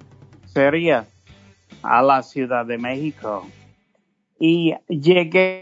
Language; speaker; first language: Spanish; non-native, fluent; English